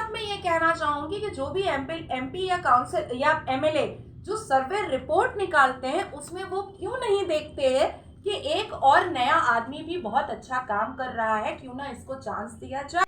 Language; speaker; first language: Hindi; native; Hindi